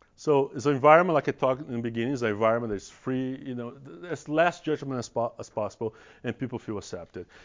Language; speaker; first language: English; non-native, fluent; Portuguese